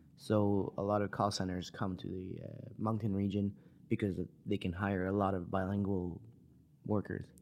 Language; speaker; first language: English; non-native, local second language; French